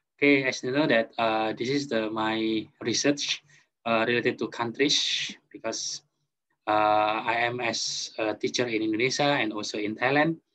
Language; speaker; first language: English; non-native, fluent; Indonesian